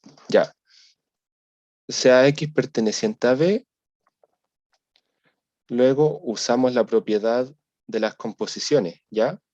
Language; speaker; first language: Spanish; native; Spanish